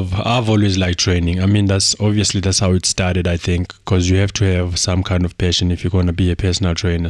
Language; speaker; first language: English; non-native, local second language; Xhosa